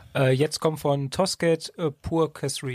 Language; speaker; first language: German; non-native, learner; Greek